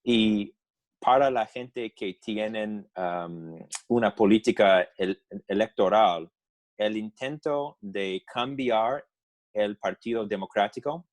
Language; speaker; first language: Spanish; non-native, fluent; English